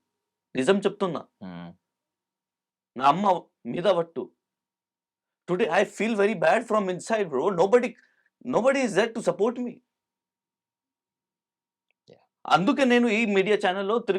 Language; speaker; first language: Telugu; non-native, local second language; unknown